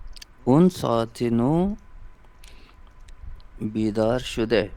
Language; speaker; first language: Persian; non-native, learner; Urdu